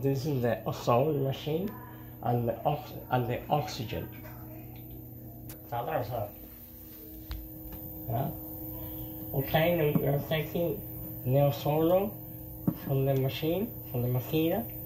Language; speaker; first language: English; non-native, learner; Spanish